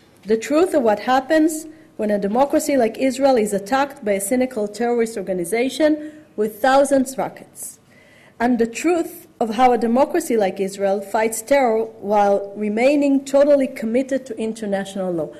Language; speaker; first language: English; non-native, fluent; Hebrew